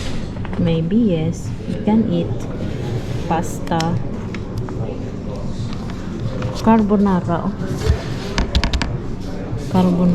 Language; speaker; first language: English; non-native, local second language; Filipino